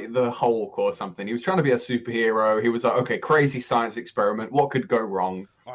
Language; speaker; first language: English; native; English